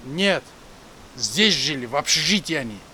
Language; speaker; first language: Russian; non-native, local second language; Kazakh